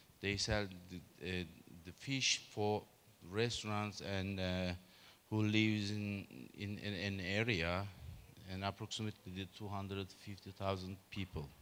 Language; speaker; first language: English; non-native, learner; Turkish